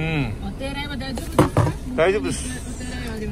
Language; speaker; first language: Japanese; non-native, learner; Russian